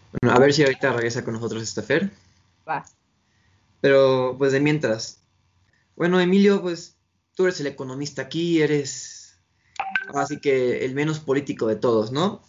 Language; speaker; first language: Spanish; native; Spanish